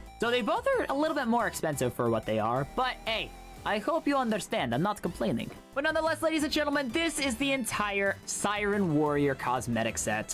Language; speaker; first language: English; native; English